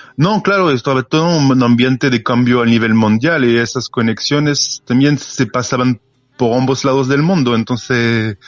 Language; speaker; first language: Spanish; non-native, learner; French